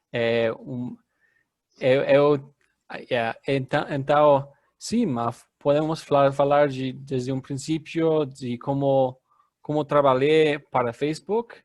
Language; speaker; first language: Portuguese; non-native, learner; English